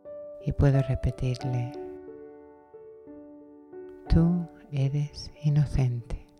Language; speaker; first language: Spanish; native; Spanish